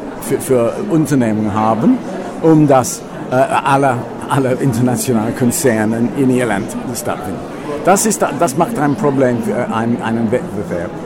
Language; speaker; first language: German; non-native, fluent; English